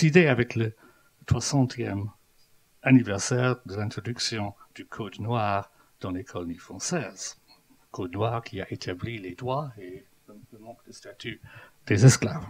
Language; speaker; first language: French; non-native, fluent; English